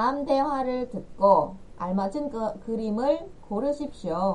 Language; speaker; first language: Korean; non-native, fluent; Vietnamese